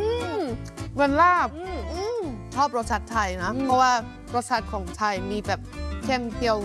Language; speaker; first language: Thai; non-native, fluent; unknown